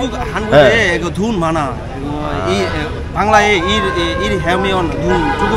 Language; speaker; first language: Korean; non-native, learner; Bangla